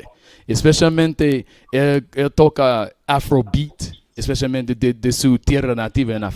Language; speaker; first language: Spanish; non-native, learner; English